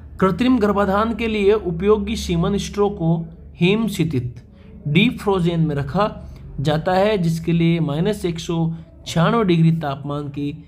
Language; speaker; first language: Hindi; native; Hindi